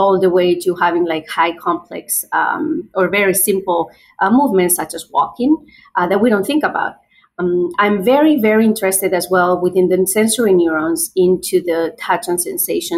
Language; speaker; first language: English; non-native, fluent; Spanish